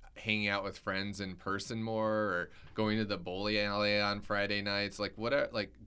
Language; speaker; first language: English; native; English